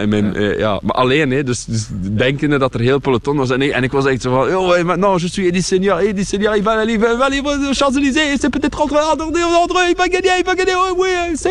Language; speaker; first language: Dutch; native; Dutch